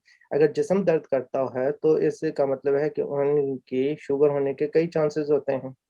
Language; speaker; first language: Urdu; native; Urdu